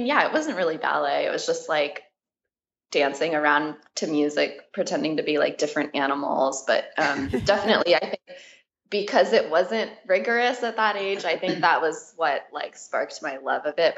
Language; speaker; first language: English; native; English